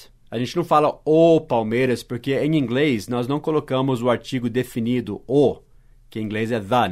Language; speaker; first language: Portuguese; non-native, fluent; English